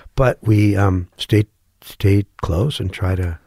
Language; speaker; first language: English; native; English